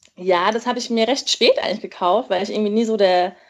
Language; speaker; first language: German; native; German